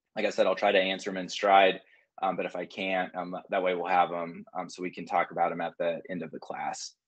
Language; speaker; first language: English; native; English